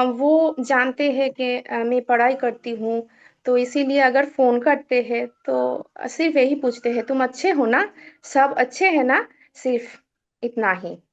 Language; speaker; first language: Hindi; non-native, local second language; Bangla